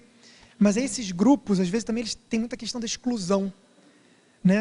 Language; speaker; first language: Portuguese; native; Portuguese